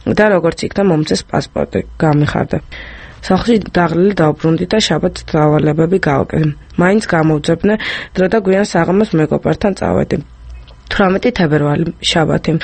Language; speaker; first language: Georgian; early bilingual, other home language; French